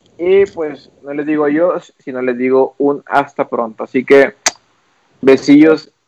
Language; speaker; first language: Spanish; native; Spanish